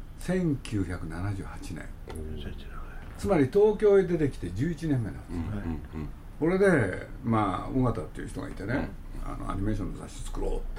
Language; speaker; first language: Japanese; native; Japanese